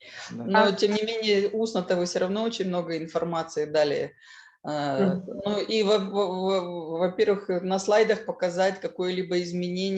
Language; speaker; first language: Russian; native; Russian